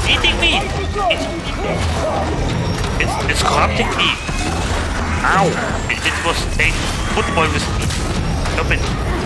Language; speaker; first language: English; non-native, fluent; German